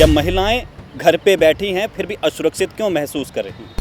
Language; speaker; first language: Hindi; native; Hindi